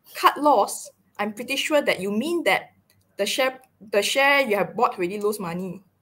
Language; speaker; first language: English; non-native, local second language; Chinese